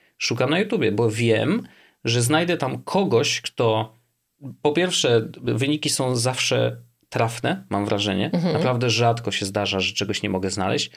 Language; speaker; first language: Polish; native; Polish